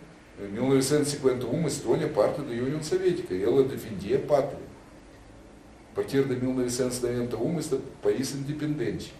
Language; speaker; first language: Portuguese; non-native, learner; Russian